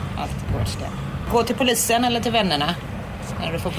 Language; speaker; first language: Swedish; native; Swedish